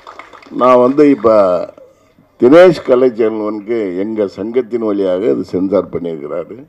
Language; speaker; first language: Tamil; native; Tamil